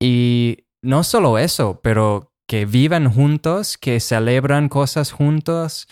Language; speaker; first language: Spanish; non-native, fluent; English